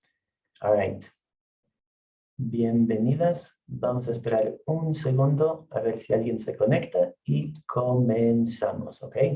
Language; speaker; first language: Spanish; non-native, fluent; English